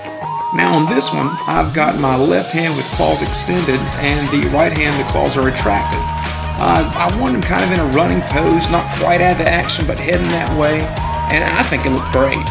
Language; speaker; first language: English; native; English